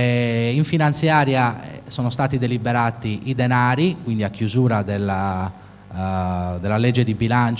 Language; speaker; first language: Italian; native; Italian